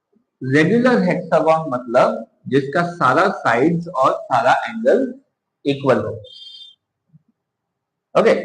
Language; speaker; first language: Hindi; native; Hindi